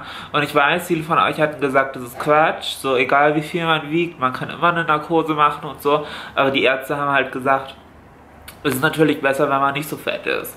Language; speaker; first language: German; native; German